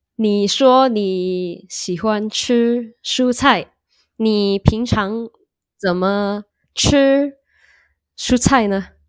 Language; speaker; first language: Chinese; non-native, learner; Indonesian